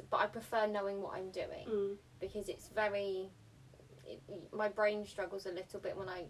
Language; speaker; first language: English; early bilingual, other home language; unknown